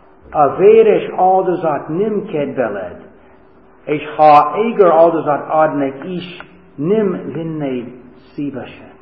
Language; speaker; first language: Hungarian; non-native, fluent; English